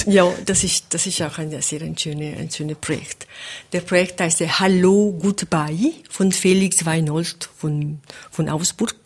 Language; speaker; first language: German; non-native, local second language; Italian